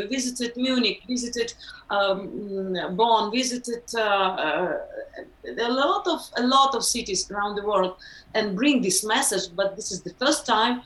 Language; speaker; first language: English; non-native, learner; Ukrainian